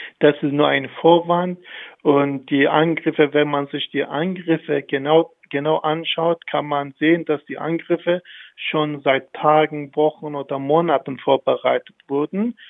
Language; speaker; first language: German; non-native, fluent; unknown